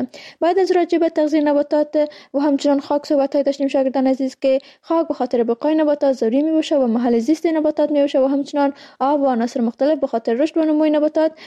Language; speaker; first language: Persian; native; Persian